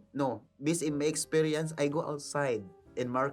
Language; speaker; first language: English; non-native, learner; Filipino